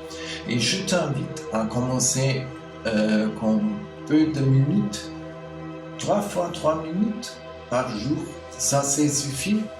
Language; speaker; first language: French; non-native, learner; German